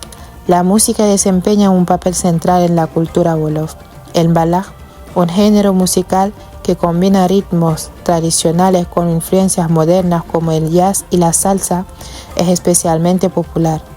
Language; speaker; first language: Spanish; non-native, fluent; Wolof